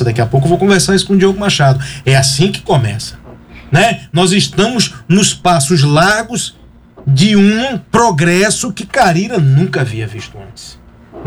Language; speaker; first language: Portuguese; native; Portuguese